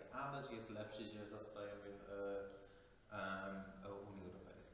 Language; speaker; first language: Polish; non-native, fluent; English